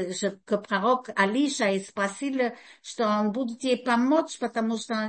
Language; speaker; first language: Russian; early bilingual, heritage; Russian